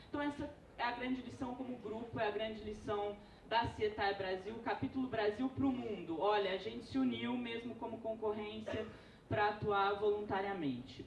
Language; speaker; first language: Portuguese; native; Portuguese